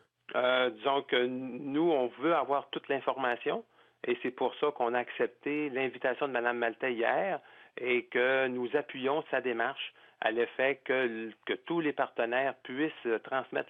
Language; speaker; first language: French; native; French